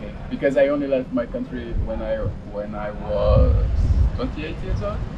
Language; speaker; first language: English; non-native, learner; Portuguese